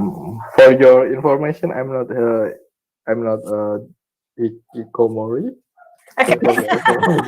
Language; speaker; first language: English; non-native, learner; Indonesian